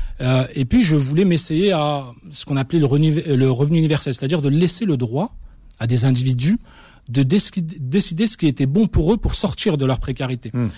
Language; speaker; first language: French; early bilingual, other home language; Arabic